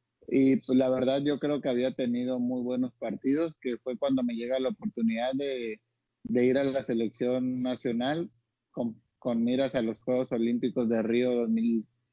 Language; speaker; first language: Spanish; native; Spanish